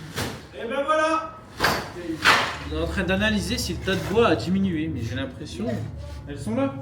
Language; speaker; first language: French; native; French